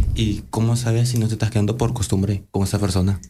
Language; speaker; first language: Spanish; native; Spanish